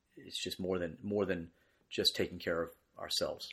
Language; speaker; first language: English; native; English